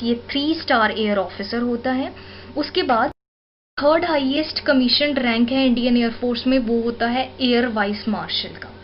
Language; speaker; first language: Hindi; native; Hindi